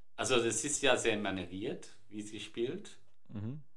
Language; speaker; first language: German; non-native, fluent; English